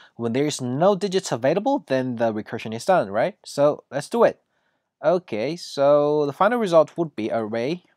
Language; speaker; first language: English; non-native, fluent; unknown